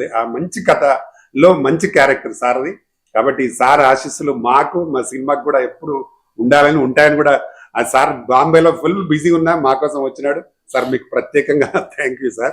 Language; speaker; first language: Telugu; native; Telugu